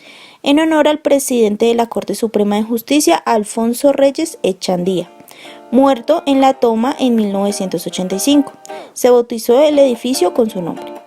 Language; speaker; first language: Spanish; native; Spanish